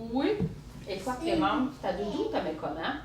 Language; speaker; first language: French; native; French